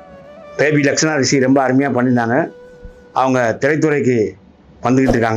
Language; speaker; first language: Tamil; native; Tamil